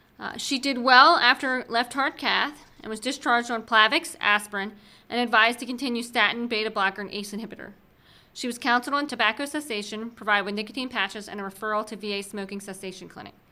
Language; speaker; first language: English; native; English